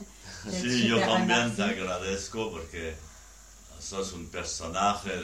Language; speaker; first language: Spanish; non-native, learner; French